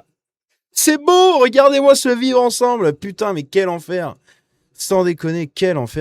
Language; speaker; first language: French; native; French